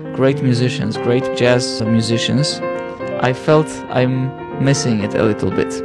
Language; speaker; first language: English; non-native, fluent; Polish